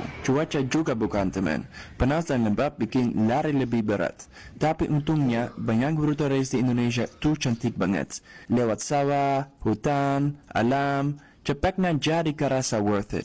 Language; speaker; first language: Indonesian; non-native, fluent; Dutch